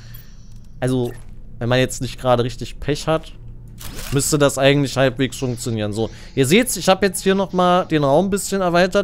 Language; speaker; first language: German; native; German